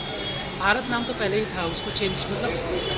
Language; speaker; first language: Hindi; native; Hindi